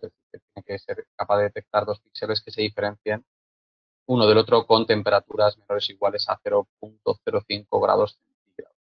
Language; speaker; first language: Spanish; native; Spanish